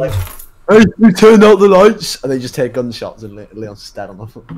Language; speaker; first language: English; native; English